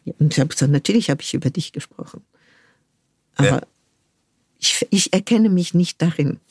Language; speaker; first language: German; non-native, fluent; French